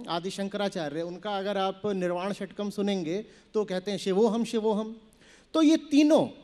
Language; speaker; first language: Hindi; native; Hindi